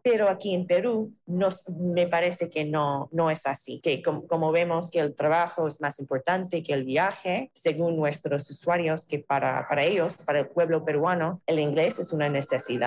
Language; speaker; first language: Spanish; non-native, fluent; English